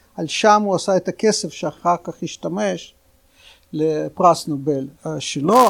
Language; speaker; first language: Hebrew; non-native, fluent; Russian